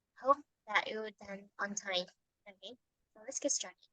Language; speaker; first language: English; non-native, fluent; Vietnamese